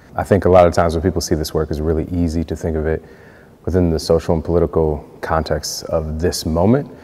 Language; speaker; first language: English; native; English